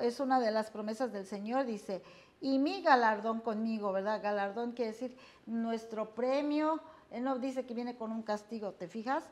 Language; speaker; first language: Spanish; native; Spanish